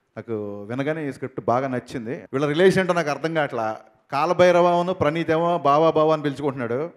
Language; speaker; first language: Telugu; native; Telugu